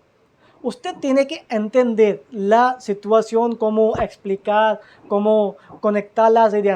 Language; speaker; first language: Spanish; non-native, learner; Hindi